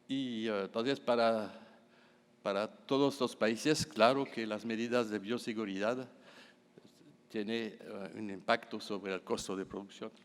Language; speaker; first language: Spanish; non-native, fluent; French